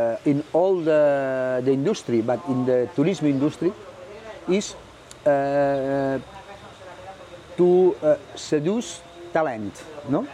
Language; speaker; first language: English; non-native, learner; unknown